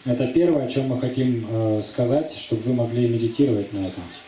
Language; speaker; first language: Russian; native; Russian